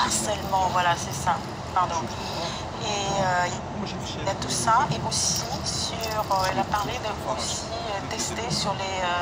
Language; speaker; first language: French; non-native, fluent; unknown